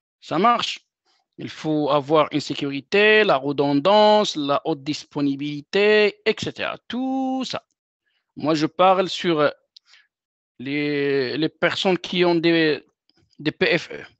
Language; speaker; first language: French; non-native, local second language; Arabic